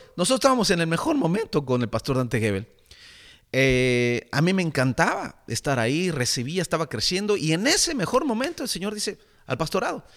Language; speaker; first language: Spanish; native; Spanish